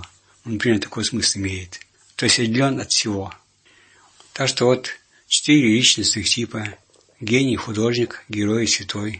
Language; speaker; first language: Russian; native; Russian